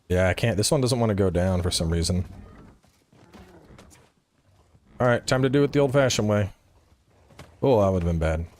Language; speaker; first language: English; native; English